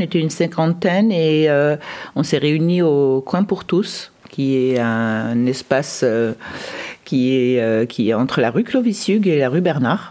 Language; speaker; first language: French; early bilingual, other home language; Arabic